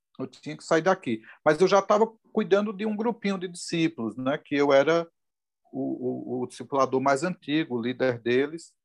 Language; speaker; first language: Portuguese; native; Portuguese